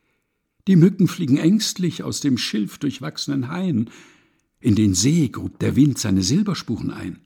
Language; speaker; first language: German; native; German